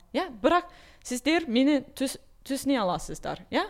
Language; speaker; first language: Kazakh; non-native, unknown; English